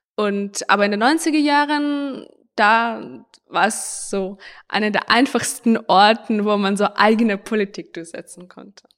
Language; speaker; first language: German; non-native, fluent; Ukrainian